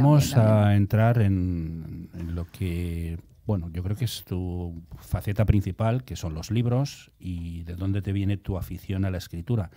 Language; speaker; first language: Spanish; native; Spanish